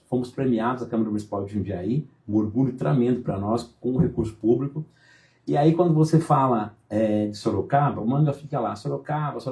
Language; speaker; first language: Portuguese; native; Portuguese